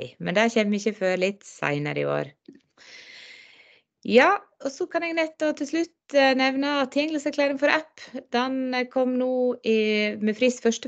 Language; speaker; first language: Norwegian; native; Norwegian